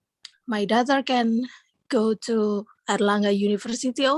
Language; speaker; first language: English; non-native, learner; Indonesian